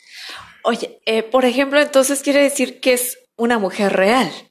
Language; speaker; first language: Spanish; native; Spanish